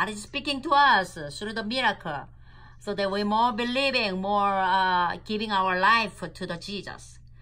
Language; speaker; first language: English; non-native, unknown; Korean